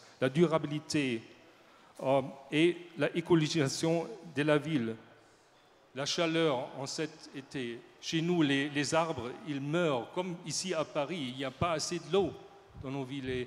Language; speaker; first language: French; non-native, learner; German